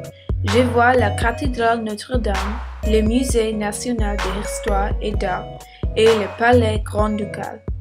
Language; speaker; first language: French; non-native, learner; English